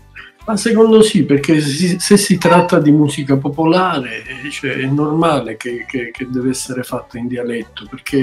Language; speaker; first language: Italian; native; Italian